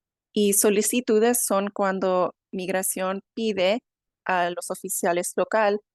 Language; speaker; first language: Spanish; non-native, fluent; English